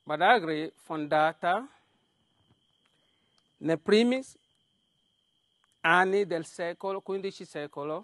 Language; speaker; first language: Italian; non-native, learner; Yoruba